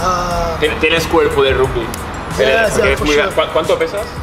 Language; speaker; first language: Spanish; native; Spanish